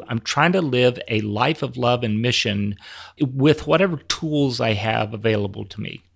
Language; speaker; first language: English; native; English